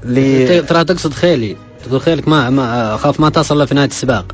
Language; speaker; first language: Arabic; native; Arabic